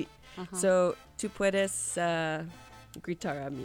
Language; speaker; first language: Spanish; non-native, learner; English